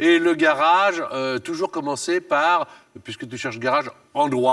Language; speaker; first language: French; native; French